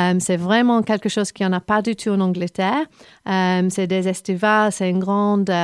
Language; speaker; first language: French; non-native, fluent; English